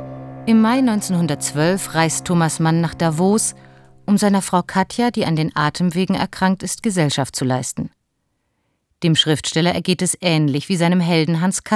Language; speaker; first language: German; native; German